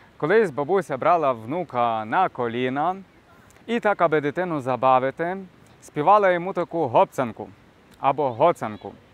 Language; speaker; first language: Ukrainian; native; Ukrainian